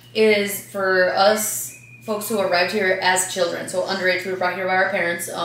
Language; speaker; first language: English; early bilingual, other home language; Spanish